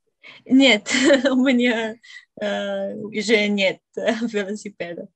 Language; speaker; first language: Russian; non-native, learner; Bulgarian